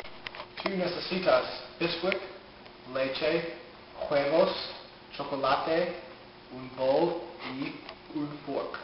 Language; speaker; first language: Spanish; non-native, learner; English